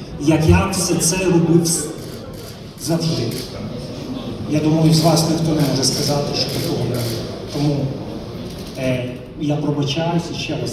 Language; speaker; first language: Ukrainian; non-native, local second language; Russian